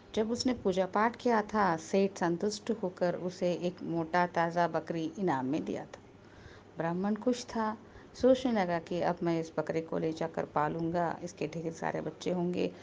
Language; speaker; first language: Hindi; non-native, local second language; Telugu